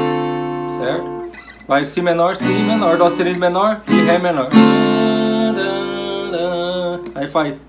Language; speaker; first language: Portuguese; native; Portuguese